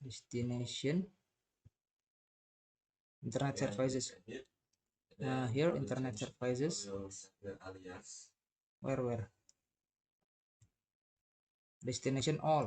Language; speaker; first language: English; non-native, learner; Indonesian